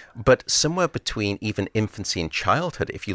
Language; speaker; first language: English; native; English